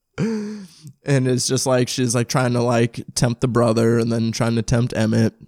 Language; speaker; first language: English; native; English